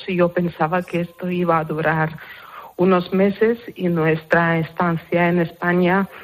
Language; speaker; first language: Spanish; non-native, fluent; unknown